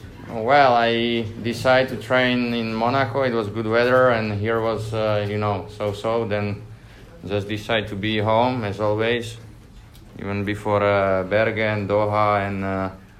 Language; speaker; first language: English; non-native, fluent; Slovak